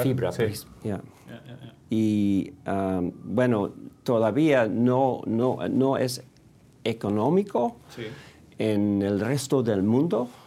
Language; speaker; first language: Spanish; non-native, fluent; English